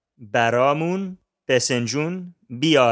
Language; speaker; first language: Persian; non-native, learner; English